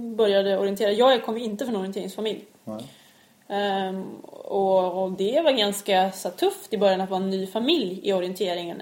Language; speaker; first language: Swedish; native; Swedish